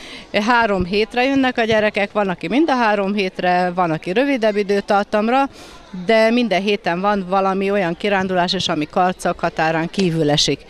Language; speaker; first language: Hungarian; native; Hungarian